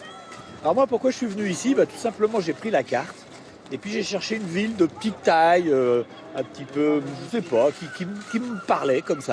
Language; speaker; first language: French; native; French